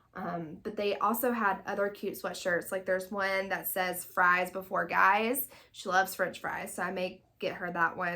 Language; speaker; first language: English; native; English